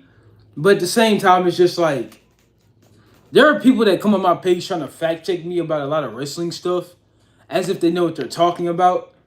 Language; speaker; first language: English; native; English